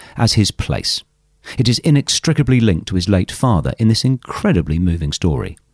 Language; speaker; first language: English; native; English